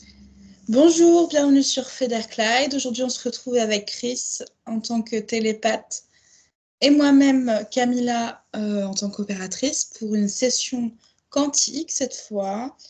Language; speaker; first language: French; native; French